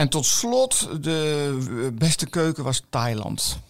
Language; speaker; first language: Dutch; native; Dutch